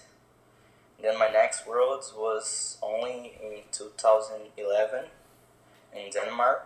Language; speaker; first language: English; non-native, fluent; Portuguese